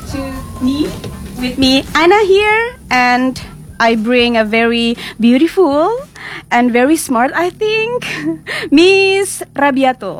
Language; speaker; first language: English; non-native, fluent; Indonesian